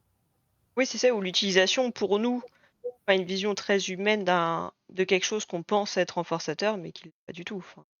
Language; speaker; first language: French; native; French